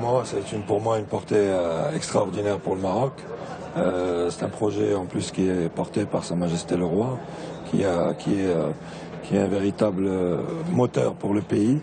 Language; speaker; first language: French; non-native, local second language; Arabic